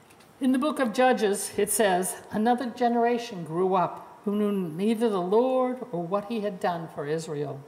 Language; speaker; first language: English; native; English